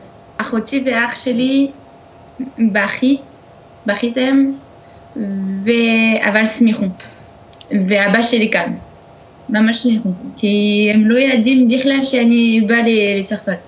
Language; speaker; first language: Hebrew; non-native, learner; French